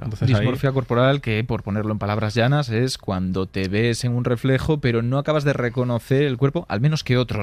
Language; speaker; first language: Spanish; native; Spanish